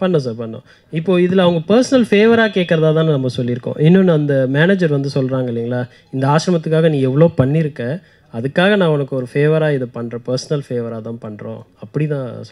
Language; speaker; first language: Tamil; native; Tamil